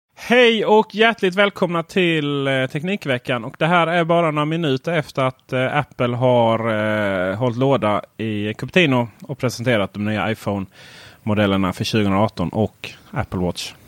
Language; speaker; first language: Swedish; native; Swedish